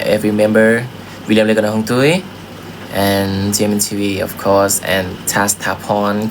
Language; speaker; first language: English; non-native, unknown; Thai